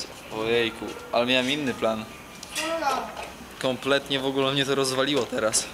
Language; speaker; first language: Polish; native; Polish